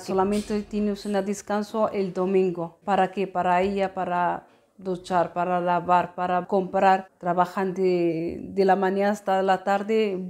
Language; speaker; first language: Spanish; non-native, learner; Arabic